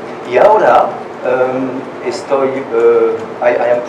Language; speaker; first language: Spanish; non-native, learner; French